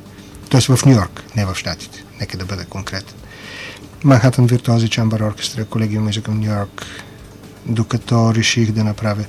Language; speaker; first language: Bulgarian; native; Bulgarian